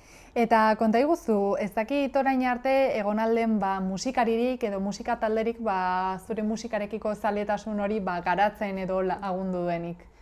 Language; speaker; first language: Basque; native; Basque